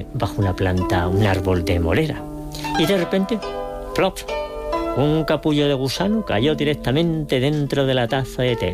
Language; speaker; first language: Spanish; native; Spanish